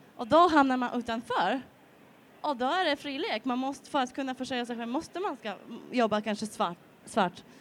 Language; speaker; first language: Swedish; non-native, fluent; Polish